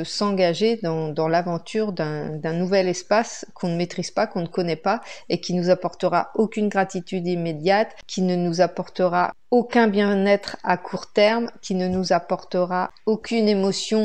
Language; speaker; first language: French; native; French